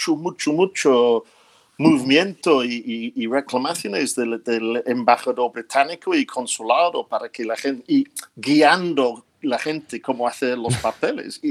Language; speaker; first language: Spanish; non-native, fluent; English